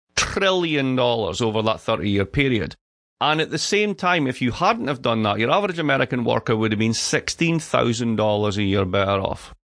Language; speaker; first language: English; native; English